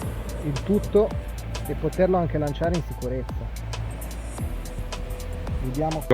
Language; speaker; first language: Italian; native; Italian